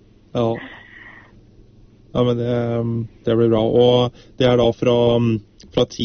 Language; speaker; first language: Norwegian; native; Norwegian